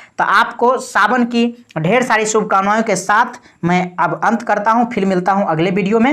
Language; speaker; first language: Hindi; native; Hindi